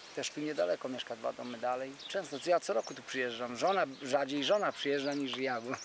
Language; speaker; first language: Polish; native; Polish